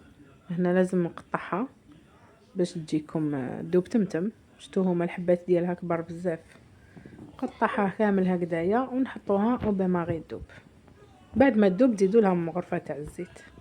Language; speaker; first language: Arabic; native; Arabic